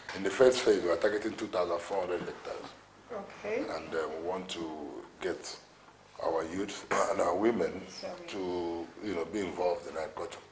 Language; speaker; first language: English; non-native, local second language; Igbo